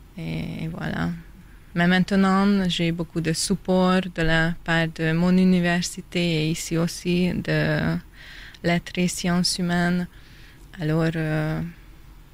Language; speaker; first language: French; non-native, fluent; Hungarian